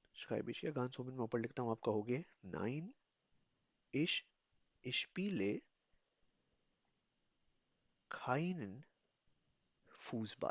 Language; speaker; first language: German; non-native, fluent; Urdu